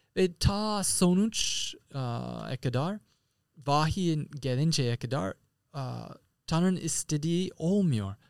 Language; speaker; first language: Turkish; non-native, fluent; English